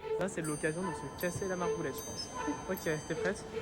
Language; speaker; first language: French; native; French